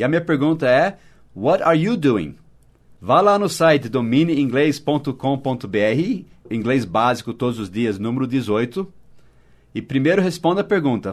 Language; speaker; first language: Portuguese; non-native, fluent; English